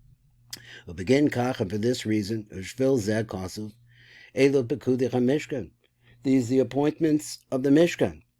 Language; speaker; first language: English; native; English